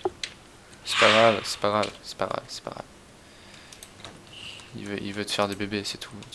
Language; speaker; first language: French; native; French